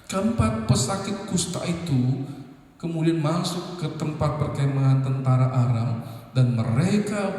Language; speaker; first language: Indonesian; native; Indonesian